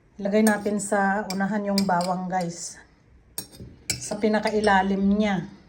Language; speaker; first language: Filipino; non-native, local second language; Iloko